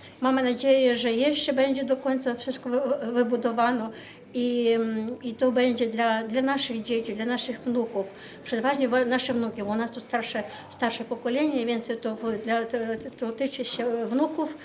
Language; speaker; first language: Polish; non-native, local second language; Ukrainian